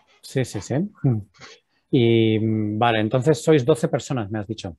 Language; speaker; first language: Spanish; native; Spanish